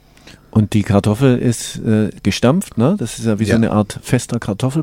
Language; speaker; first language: German; native; German